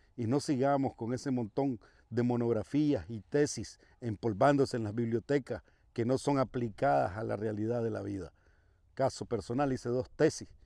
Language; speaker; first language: Spanish; native; Spanish